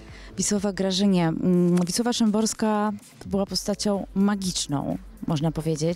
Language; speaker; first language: Polish; native; Polish